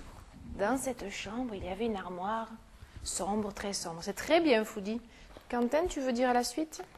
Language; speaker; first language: French; native; French